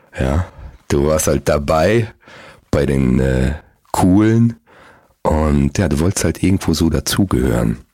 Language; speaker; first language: German; early bilingual, other home language; Russian